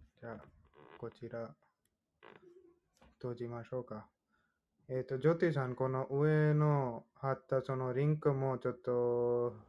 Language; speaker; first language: Japanese; non-native, fluent; Hindi